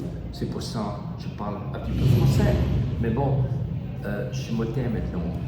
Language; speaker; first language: French; non-native, learner; German